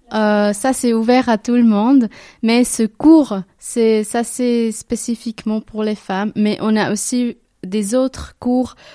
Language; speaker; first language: French; non-native, local second language; Tamil